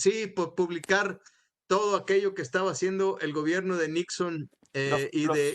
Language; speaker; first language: Spanish; native; Spanish